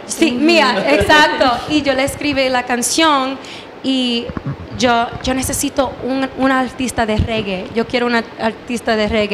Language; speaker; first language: Spanish; early bilingual, heritage; English